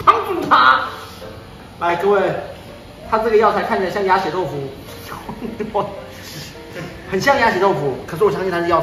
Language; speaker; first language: Chinese; native; Chinese